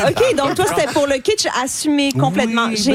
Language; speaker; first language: French; native; French